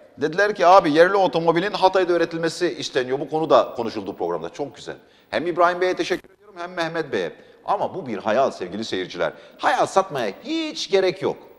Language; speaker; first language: Turkish; non-native, local second language; Arabic